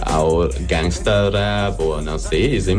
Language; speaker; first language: Portuguese; non-native, learner; German